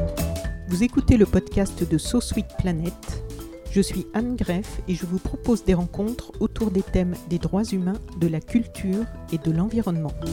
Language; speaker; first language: French; native; French